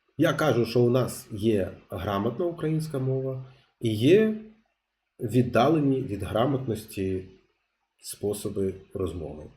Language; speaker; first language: Ukrainian; non-native, local second language; Russian